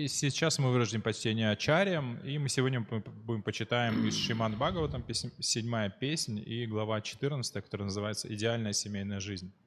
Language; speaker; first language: Russian; native; Russian